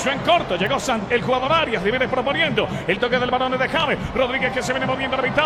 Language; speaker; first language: Spanish; native; Spanish